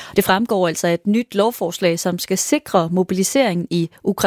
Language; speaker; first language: Danish; native; Danish